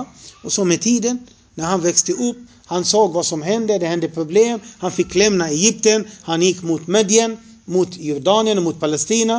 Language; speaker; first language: Swedish; non-native, fluent; Arabic